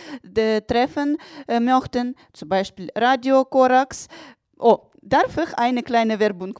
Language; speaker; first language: German; non-native, learner; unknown